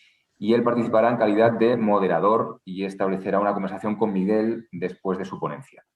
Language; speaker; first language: Spanish; native; Spanish